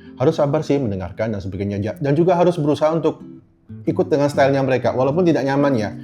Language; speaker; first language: Indonesian; native; Indonesian